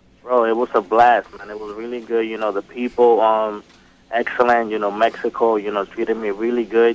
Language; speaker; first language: English; early bilingual, other home language; Spanish